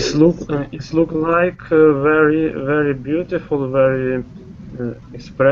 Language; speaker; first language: English; non-native, learner; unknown